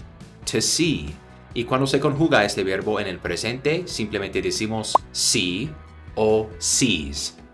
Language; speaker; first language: Spanish; non-native, fluent; English